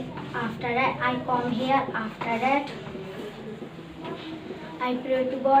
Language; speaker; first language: English; non-native, learner; Hindi